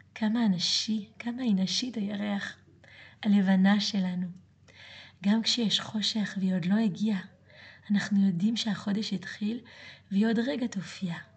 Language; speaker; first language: Hebrew; early bilingual, other home language; French